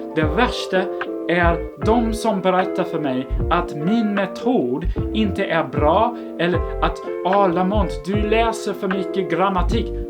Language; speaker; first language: Swedish; non-native, fluent; English